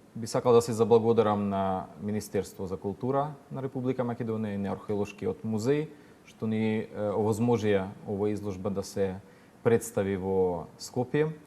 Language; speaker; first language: Macedonian; non-native, fluent; Ukrainian